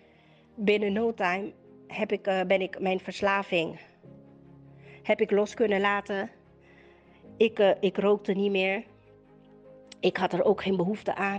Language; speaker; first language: Dutch; native; Dutch